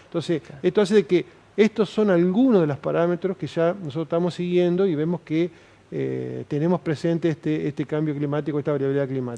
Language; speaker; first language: Spanish; native; Spanish